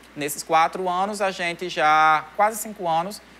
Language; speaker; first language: Portuguese; native; Portuguese